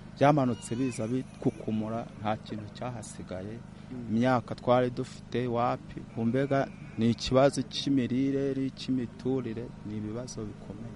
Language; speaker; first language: Kinyarwanda; native; Kinyarwanda